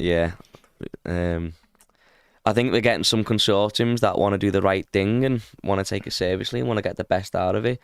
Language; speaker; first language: English; native; English